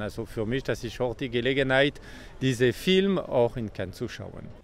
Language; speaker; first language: German; non-native, local second language; French